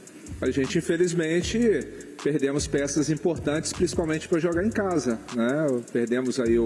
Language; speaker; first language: Portuguese; native; Portuguese